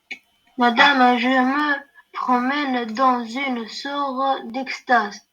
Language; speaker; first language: French; non-native, learner; Arabic